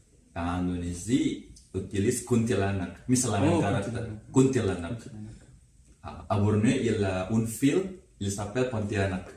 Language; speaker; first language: French; non-native, learner; Indonesian